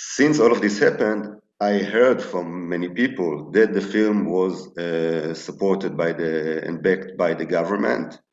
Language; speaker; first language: English; non-native, fluent; Hebrew